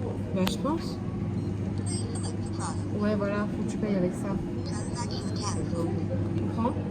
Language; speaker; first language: French; native; French